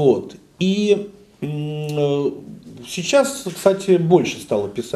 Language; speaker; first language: Russian; native; Russian